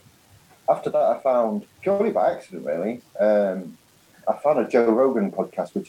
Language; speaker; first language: English; native; English